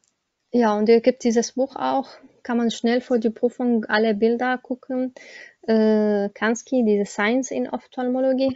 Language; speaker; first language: German; non-native, learner; Arabic